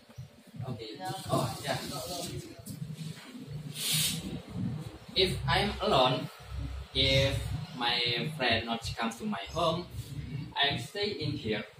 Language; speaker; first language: English; non-native, learner; Indonesian